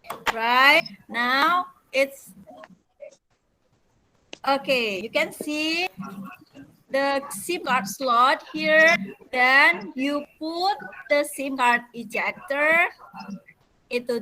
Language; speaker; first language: English; non-native, fluent; Indonesian